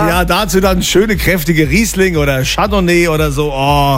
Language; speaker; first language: German; native; German